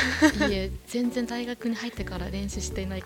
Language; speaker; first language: Japanese; non-native, fluent; Chinese